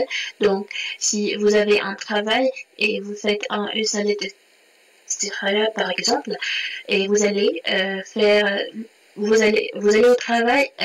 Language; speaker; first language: French; non-native, local second language; Arabic